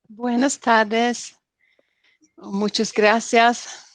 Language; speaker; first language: Spanish; non-native, learner; Norwegian